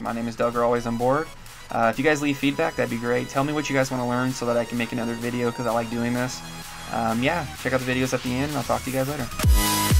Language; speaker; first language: English; native; English